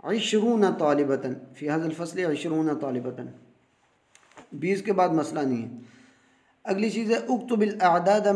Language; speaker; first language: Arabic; non-native, fluent; Urdu